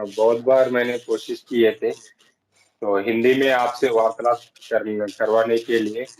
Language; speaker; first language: Hindi; non-native, local second language; Telugu